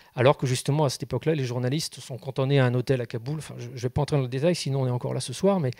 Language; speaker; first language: French; native; French